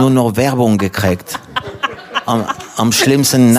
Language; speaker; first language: German; non-native, fluent; French